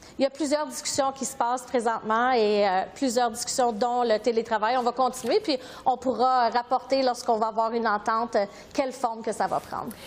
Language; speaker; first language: French; native; French